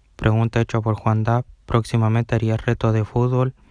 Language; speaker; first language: Spanish; native; Spanish